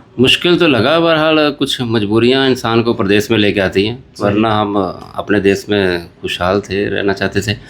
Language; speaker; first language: Urdu; non-native, local second language; Punjabi